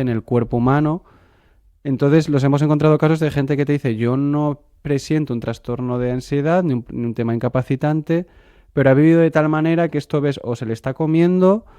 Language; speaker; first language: Spanish; non-native, local second language; Catalan